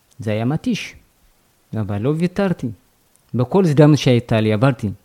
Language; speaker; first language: Hebrew; non-native, fluent; Amharic